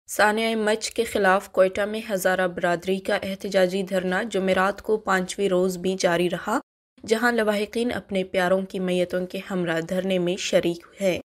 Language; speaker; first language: Urdu; non-native, local second language; Baluchi